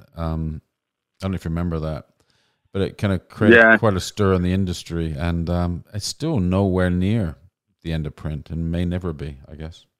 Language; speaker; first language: English; native; English